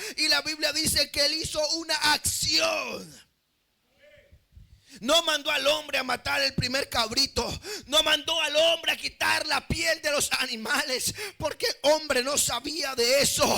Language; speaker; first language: Spanish; native; Spanish